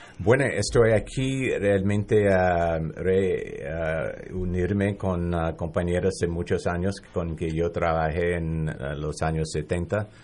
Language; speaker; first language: Spanish; non-native, fluent; English